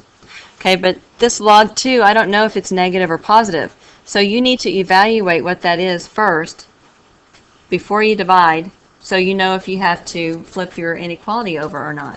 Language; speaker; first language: English; native; English